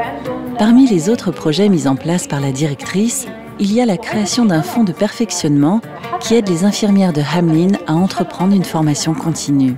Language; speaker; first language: French; native; French